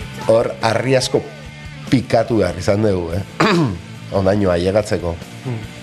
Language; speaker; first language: Basque; non-native, local second language; Spanish